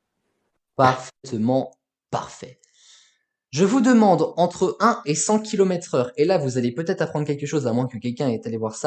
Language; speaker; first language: French; native; French